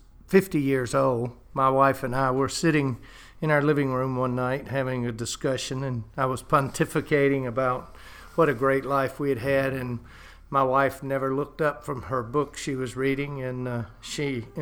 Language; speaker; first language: English; native; English